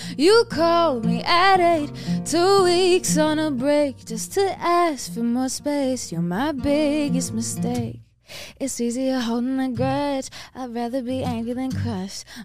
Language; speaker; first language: English; native; English